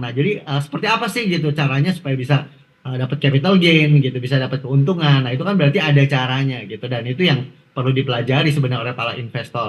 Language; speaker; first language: Indonesian; native; Indonesian